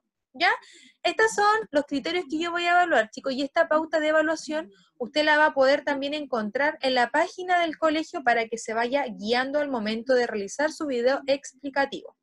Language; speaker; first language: Spanish; native; Spanish